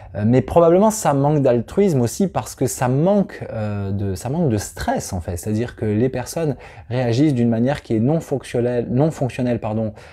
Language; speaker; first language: French; native; French